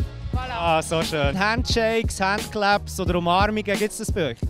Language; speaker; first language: German; native; German